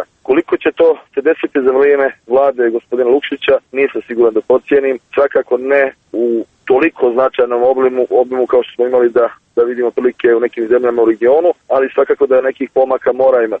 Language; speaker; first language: Serbian; native; Serbian